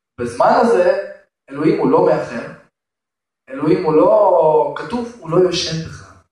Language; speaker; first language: Hebrew; non-native, fluent; Russian